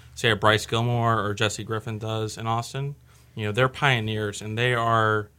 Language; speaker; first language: English; native; English